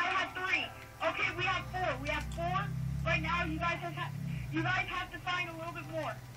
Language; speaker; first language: English; native; English